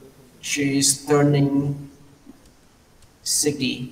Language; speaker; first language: English; non-native, learner; Vietnamese